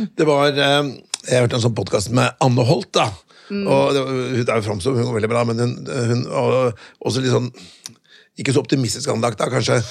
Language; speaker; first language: Norwegian; native; Norwegian